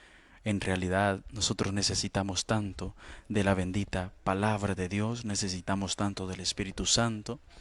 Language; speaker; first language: Spanish; native; Spanish